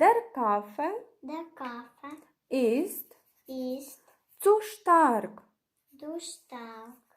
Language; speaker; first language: German; non-native, fluent; Ukrainian